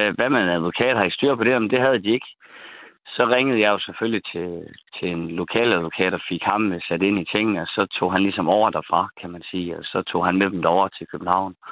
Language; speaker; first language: Danish; native; Danish